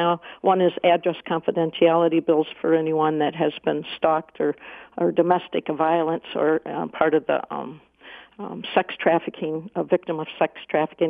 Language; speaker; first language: English; native; English